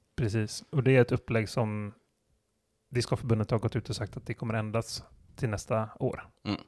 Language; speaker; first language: Swedish; native; Swedish